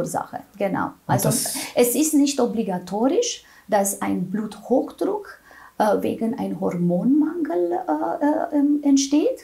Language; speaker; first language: German; non-native, fluent; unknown